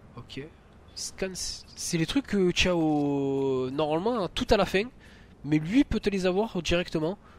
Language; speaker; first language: French; native; French